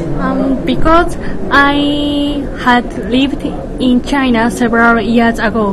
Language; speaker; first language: English; non-native, learner; Japanese